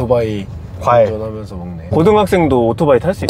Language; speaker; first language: Korean; native; Korean